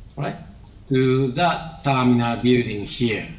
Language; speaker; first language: English; non-native, learner; Japanese